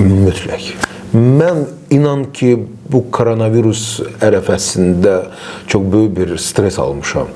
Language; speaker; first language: Azerbaijani; non-native, local second language; Russian